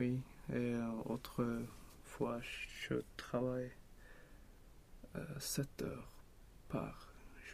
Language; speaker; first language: French; non-native, learner; Swedish